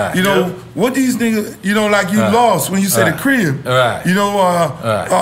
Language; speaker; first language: English; native; English